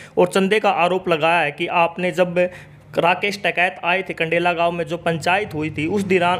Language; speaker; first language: Hindi; native; Hindi